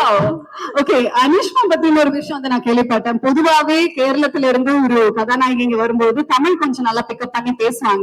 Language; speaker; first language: Tamil; native; Tamil